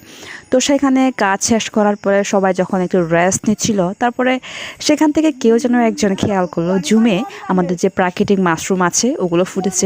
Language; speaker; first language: Bangla; non-native, local second language; Chakma